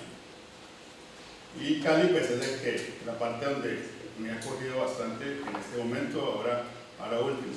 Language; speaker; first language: Spanish; native; Spanish